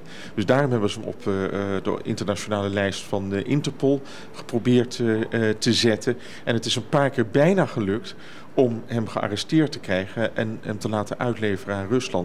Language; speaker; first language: Dutch; native; Dutch